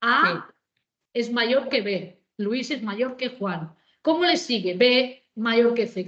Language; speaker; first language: Spanish; native; Spanish